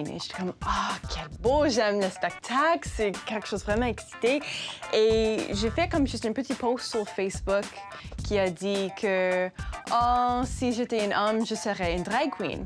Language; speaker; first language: French; non-native, local second language; English